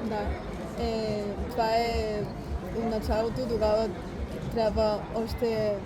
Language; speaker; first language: Bulgarian; early bilingual, heritage; Bulgarian